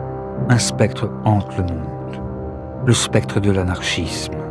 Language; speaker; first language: French; native; French